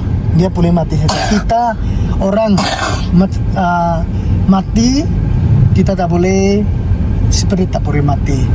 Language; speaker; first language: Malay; non-native, learner; Tedim Chin